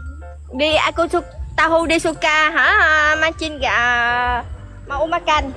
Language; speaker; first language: Indonesian; non-native, learner; Vietnamese